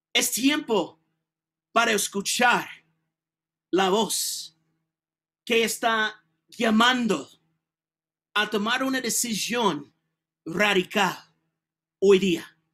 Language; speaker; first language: Spanish; non-native, learner; English